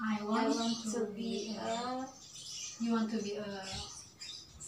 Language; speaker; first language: English; non-native, learner; Indonesian